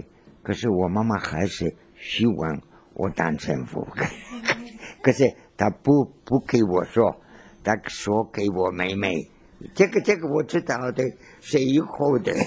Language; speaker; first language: Chinese; non-native, learner; Spanish